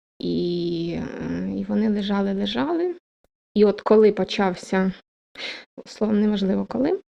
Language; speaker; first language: Ukrainian; native; Ukrainian